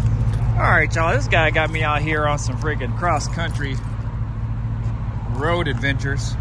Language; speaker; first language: English; native; English